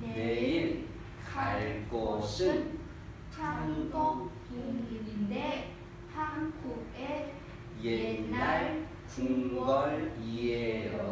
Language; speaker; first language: Korean; non-native, learner; Vietnamese